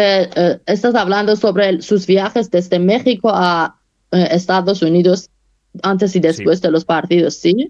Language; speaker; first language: Spanish; non-native, fluent; Persian